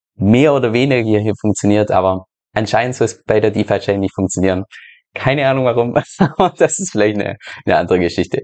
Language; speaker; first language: German; native; German